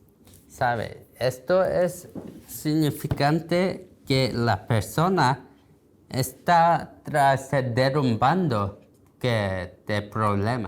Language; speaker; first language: Spanish; non-native, learner; Korean